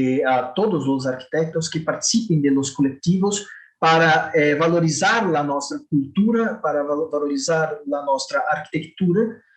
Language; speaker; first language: Spanish; non-native, fluent; Portuguese